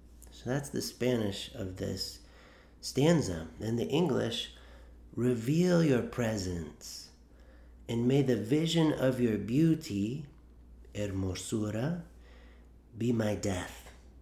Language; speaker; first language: English; native; English